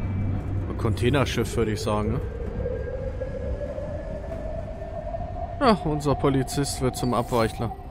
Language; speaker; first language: German; native; German